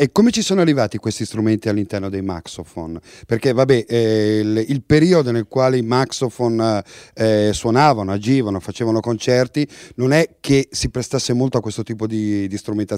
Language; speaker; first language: Italian; native; Italian